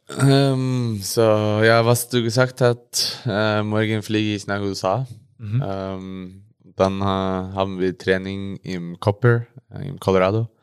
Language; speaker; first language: German; non-native, learner; Norwegian